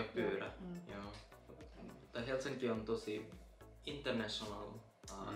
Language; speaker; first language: Finnish; non-native, learner; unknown